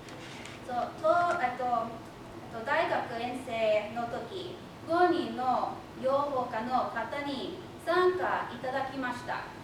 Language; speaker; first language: Japanese; non-native, fluent; English